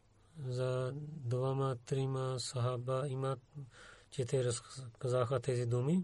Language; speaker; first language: Bulgarian; non-native, learner; Urdu